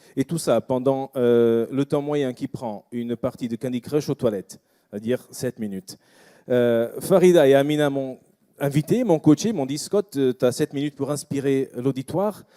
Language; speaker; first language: French; non-native, fluent; Portuguese